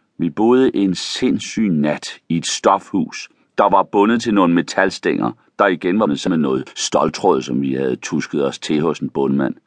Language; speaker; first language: Danish; native; Danish